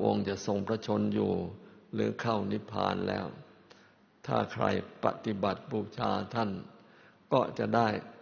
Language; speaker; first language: Thai; native; Thai